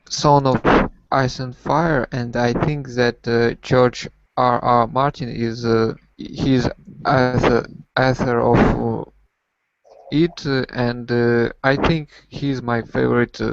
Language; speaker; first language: English; non-native, learner; Russian